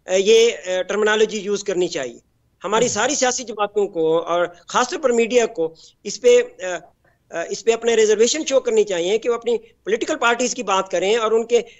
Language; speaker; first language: Urdu; native; Urdu